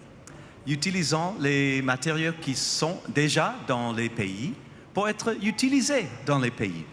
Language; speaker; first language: French; non-native, fluent; English